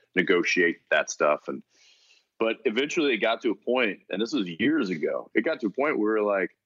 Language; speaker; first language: English; native; English